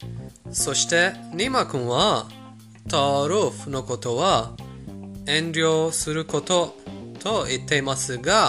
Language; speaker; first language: Japanese; non-native, fluent; Persian